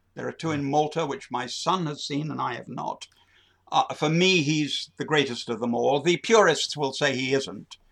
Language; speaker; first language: English; native; English